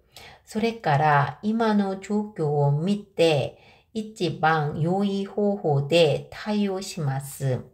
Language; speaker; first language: Japanese; non-native, fluent; Korean